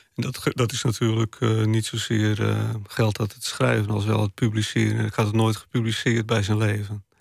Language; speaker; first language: Dutch; non-native, local second language; Western Frisian